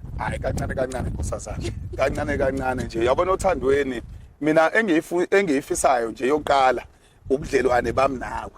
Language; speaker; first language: Zulu; native; Zulu